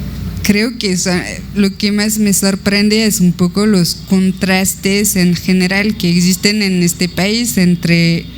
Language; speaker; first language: Spanish; non-native, fluent; French